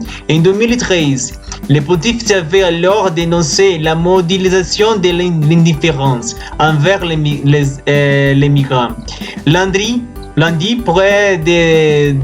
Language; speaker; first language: French; non-native, learner; Spanish